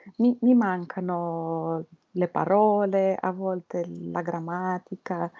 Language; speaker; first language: Italian; non-native, learner; Russian